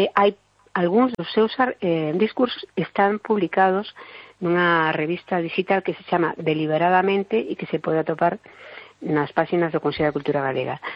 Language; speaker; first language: Galician; non-native, local second language; Spanish